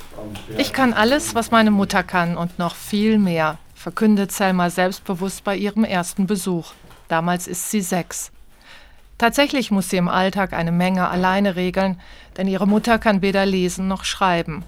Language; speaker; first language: German; native; German